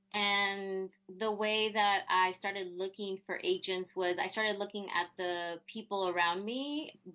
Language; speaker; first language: English; early bilingual, other home language; Spanish